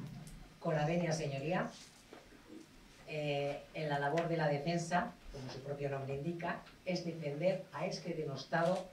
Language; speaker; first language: Spanish; native; Spanish